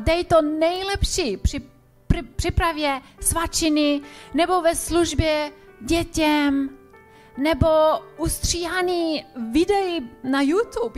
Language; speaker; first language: Czech; non-native, fluent; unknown